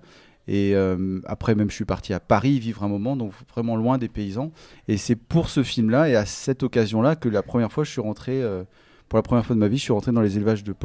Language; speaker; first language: French; native; French